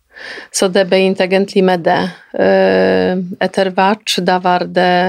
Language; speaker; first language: Norwegian; non-native, fluent; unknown